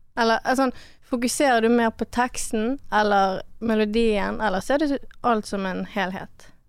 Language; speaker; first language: Norwegian; early bilingual, other home language; French